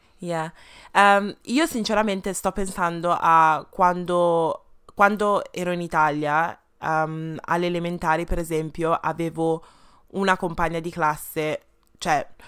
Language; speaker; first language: Italian; early bilingual, other home language; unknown